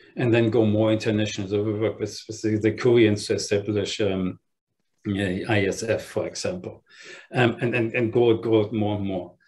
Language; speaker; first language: English; non-native, fluent; German